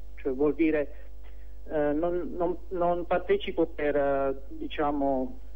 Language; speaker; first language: Italian; non-native, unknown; Slovak